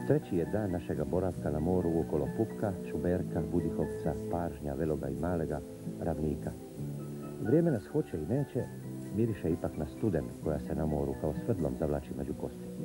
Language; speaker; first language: Croatian; native; Croatian